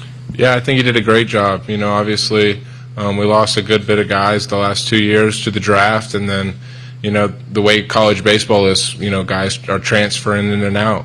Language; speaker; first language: English; native; English